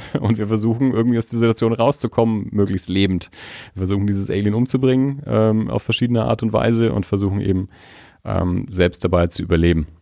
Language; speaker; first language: German; native; German